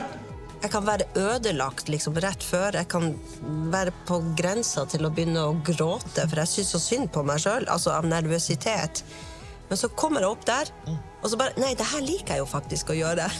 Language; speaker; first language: Norwegian; native; Norwegian